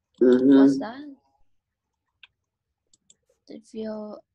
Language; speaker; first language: English; non-native, learner; Vietnamese